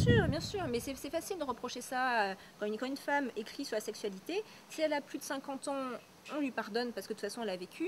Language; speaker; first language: French; native; French